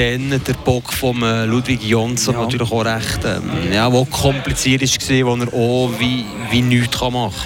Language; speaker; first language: German; native; German